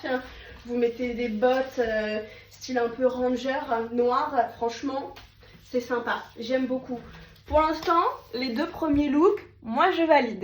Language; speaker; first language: French; native; French